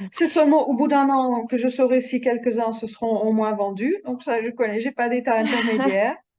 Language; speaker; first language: French; non-native, fluent; Dutch